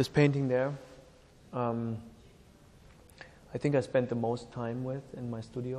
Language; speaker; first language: English; non-native, fluent; German